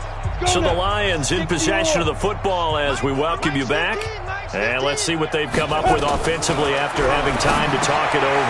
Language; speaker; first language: English; native; English